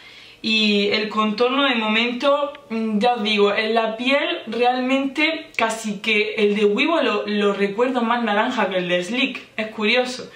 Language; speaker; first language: Spanish; native; Spanish